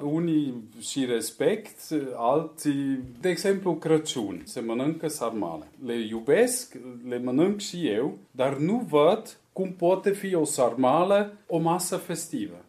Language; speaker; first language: Romanian; non-native, fluent; Swiss German